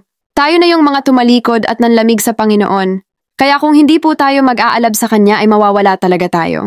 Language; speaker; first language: Filipino; native; Filipino